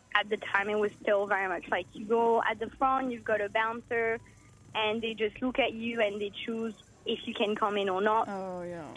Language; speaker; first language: English; early bilingual, heritage; French